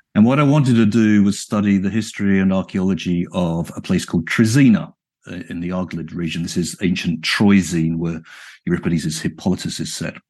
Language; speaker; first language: English; native; English